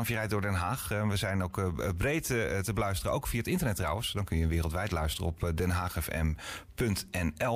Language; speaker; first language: Dutch; native; Dutch